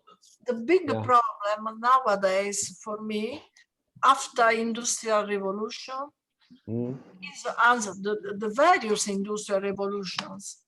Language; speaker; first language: English; non-native, learner; Italian